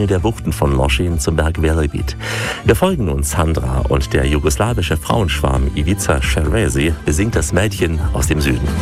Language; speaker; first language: German; native; German